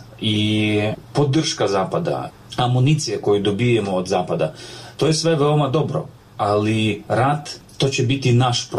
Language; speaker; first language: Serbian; non-native, fluent; Ukrainian